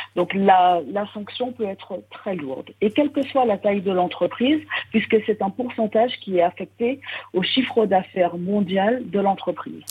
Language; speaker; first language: French; native; French